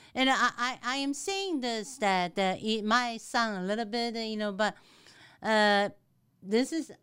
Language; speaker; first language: English; non-native, fluent; Chinese